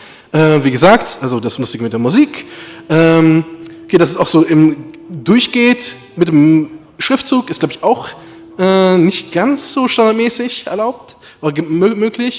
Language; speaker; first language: German; native; German